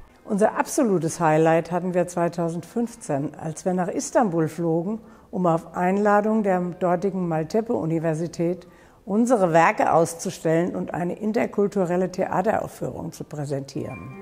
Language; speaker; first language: German; native; German